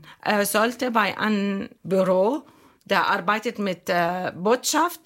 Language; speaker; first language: German; non-native, fluent; Arabic